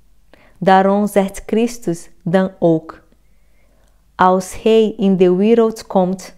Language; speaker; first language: Dutch; non-native, fluent; Portuguese